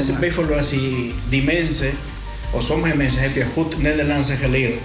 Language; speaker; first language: Dutch; non-native, learner; Spanish